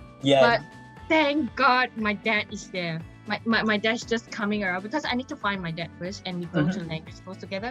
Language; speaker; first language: English; non-native, local second language; Chinese